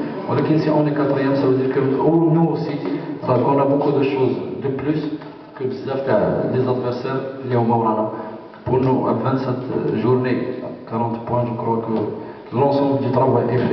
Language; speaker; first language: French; non-native, local second language; Arabic